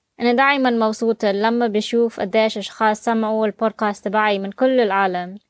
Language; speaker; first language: Arabic; native; Arabic